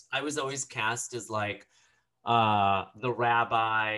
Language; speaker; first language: English; native; English